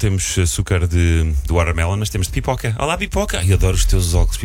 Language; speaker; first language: Portuguese; native; Portuguese